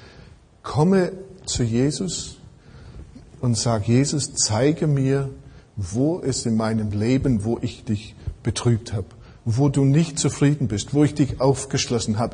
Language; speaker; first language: German; non-native, fluent; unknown